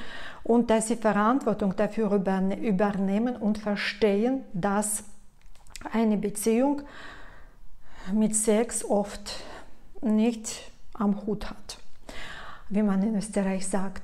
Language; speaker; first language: German; non-native, fluent; Russian